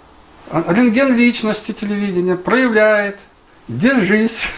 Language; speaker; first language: Russian; native; Russian